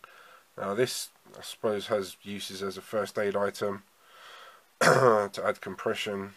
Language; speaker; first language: English; native; English